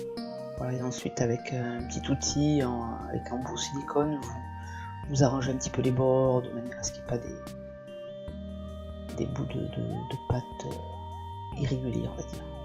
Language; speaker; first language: French; native; French